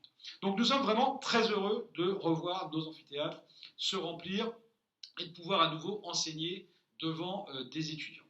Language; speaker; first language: French; native; French